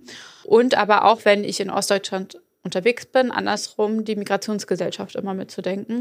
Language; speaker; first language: German; early bilingual, other home language; Arabic